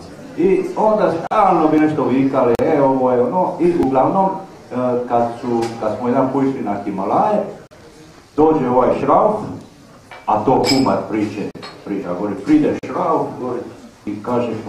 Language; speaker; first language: Serbian; native; Serbian